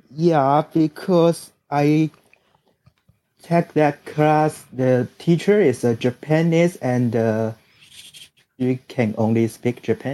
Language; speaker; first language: English; non-native, learner; Chinese